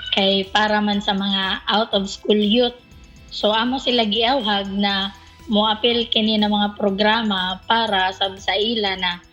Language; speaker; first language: Cebuano; native; Cebuano